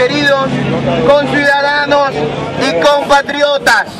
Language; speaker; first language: Spanish; native; Spanish